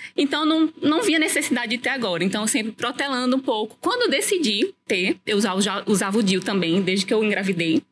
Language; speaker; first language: Portuguese; native; Portuguese